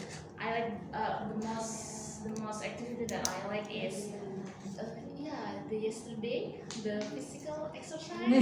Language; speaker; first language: English; non-native, learner; Indonesian